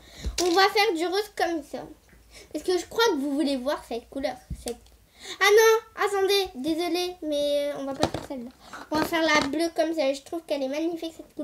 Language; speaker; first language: French; native; French